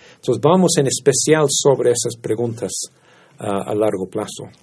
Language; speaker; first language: Spanish; non-native, fluent; English